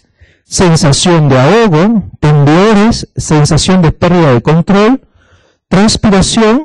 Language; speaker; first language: Spanish; native; Spanish